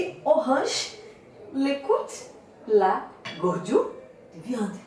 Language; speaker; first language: French; non-native, learner; Portuguese